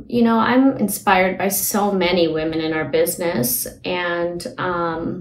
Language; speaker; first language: English; early bilingual, other home language; Hindi